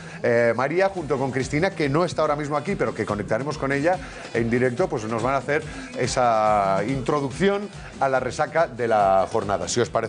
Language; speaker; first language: Spanish; native; Spanish